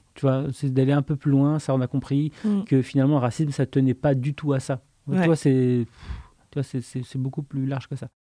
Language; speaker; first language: French; native; French